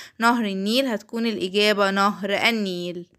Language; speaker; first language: Arabic; native; Arabic